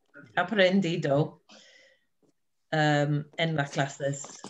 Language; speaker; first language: Spanish; non-native, learner; English